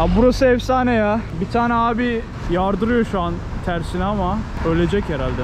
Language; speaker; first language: Turkish; native; Turkish